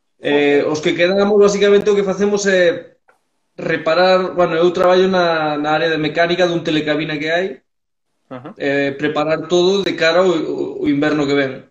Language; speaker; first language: Galician; early bilingual, heritage; Galician